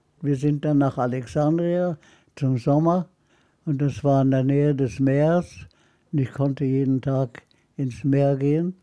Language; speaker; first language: German; non-native, fluent; Arabic